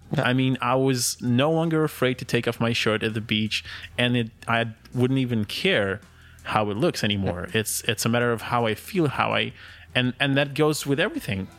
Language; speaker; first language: English; early bilingual, other home language; Russian